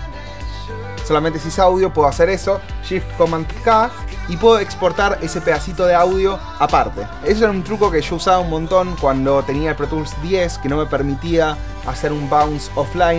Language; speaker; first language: Spanish; native; Spanish